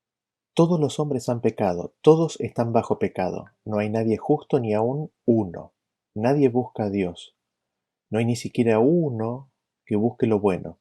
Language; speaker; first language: Spanish; native; Spanish